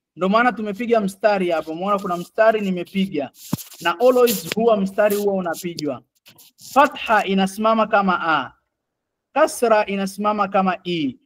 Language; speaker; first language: Swahili; native; Swahili